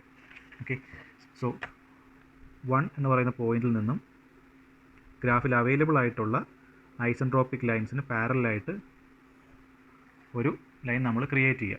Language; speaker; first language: Malayalam; native; Malayalam